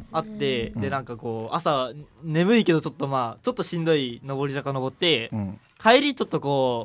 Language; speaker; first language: Japanese; native; Japanese